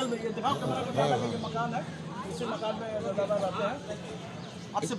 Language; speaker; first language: Hindi; native; Hindi